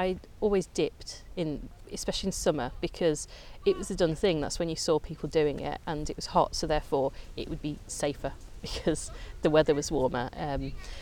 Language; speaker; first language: English; native; English